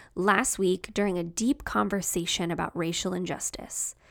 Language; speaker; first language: English; native; English